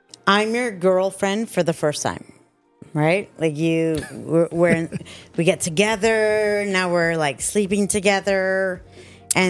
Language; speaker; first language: English; native; English